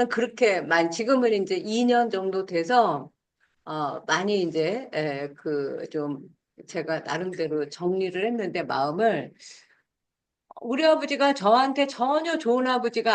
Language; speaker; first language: Korean; native; Korean